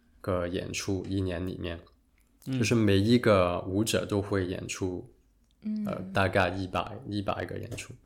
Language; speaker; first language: Chinese; non-native, local second language; Cantonese